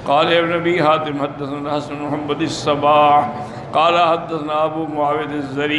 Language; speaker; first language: Arabic; non-native, fluent; Urdu